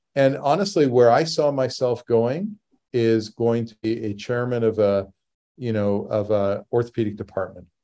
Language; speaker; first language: English; native; English